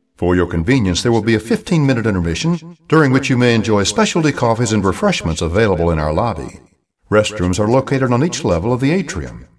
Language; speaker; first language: English; native; English